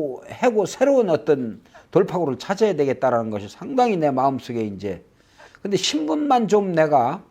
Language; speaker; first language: Korean; native; Korean